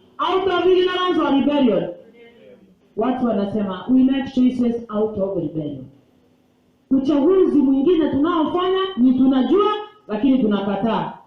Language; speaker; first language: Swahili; non-native, local second language; Gusii